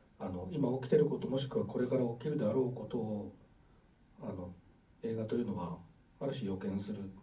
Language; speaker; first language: Japanese; native; Japanese